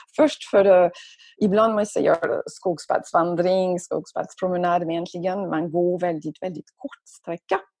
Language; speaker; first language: Swedish; non-native, fluent; French